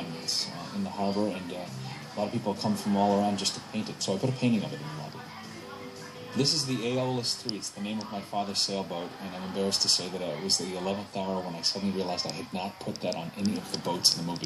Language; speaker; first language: English; native; English